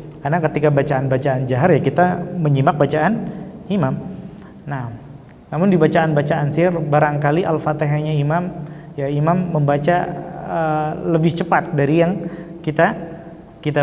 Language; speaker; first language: Indonesian; native; Indonesian